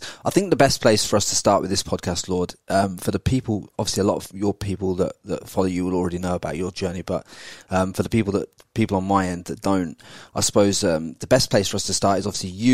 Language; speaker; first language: English; native; English